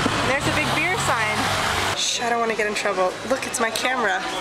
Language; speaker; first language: English; native; English